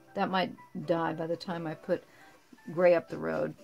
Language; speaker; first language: English; native; English